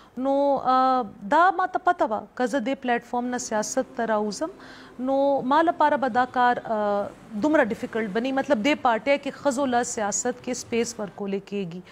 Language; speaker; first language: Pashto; non-native, local second language; Northern Hindko